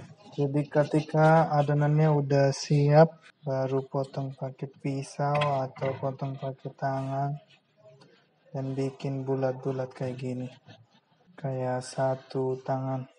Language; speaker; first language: Indonesian; non-native, fluent; Bangla